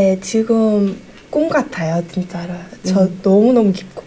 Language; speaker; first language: Korean; early bilingual, heritage; Korean